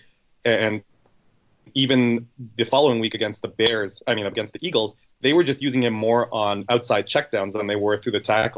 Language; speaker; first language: English; native; English